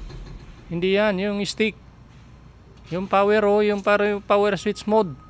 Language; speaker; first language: Filipino; native; Filipino